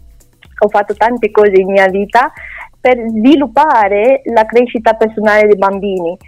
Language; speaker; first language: Italian; non-native, learner; Romanian